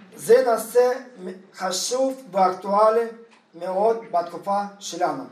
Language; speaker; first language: Hebrew; non-native, fluent; Russian